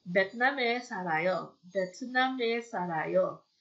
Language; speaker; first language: Korean; non-native, fluent; Filipino